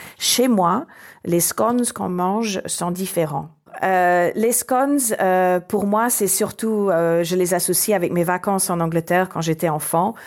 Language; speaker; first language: French; non-native, fluent; English